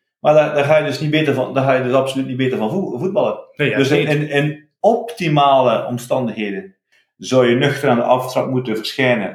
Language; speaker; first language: Dutch; native; Dutch